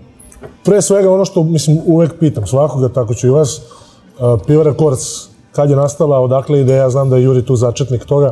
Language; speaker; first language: Serbian; native; Serbian